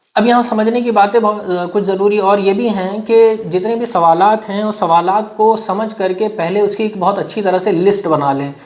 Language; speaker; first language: Urdu; native; Urdu